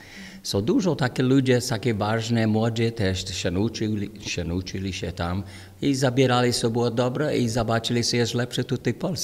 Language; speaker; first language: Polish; non-native, learner; English